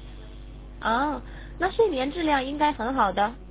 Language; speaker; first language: Chinese; native; Chinese